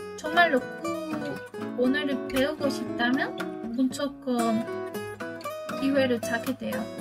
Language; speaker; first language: Korean; non-native, fluent; Spanish